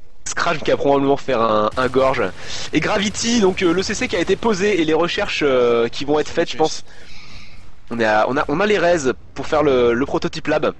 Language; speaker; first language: French; native; French